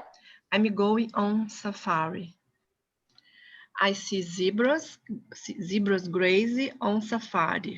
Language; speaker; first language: English; non-native, learner; Portuguese